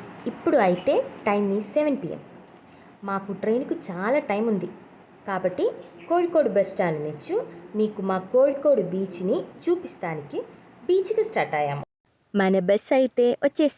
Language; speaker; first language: Telugu; non-native, learner; Malayalam